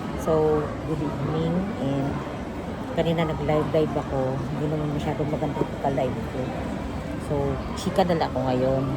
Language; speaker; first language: Filipino; non-native, local second language; Cebuano